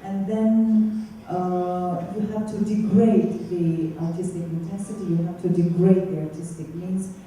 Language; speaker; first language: English; non-native, fluent; Russian